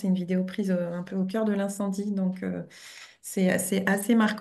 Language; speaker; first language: French; native; French